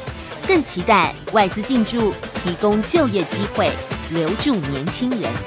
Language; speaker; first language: Chinese; native; Chinese